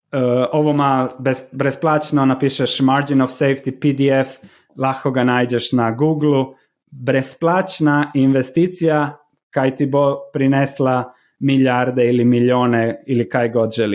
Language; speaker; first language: Slovenian; non-native, learner; Croatian